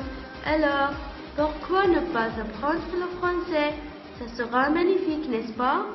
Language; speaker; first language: French; non-native, learner; Arabic